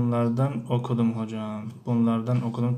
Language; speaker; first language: Turkish; non-native, learner; Tajik